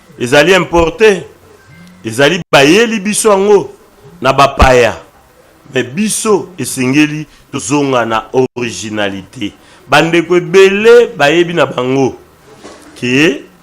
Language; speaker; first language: Lingala; non-native, local second language; Luba-Lulua